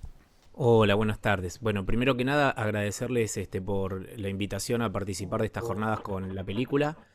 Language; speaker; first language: Spanish; native; Spanish